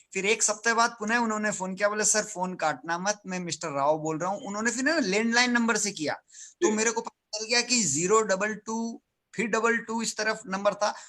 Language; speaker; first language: Hindi; native; Hindi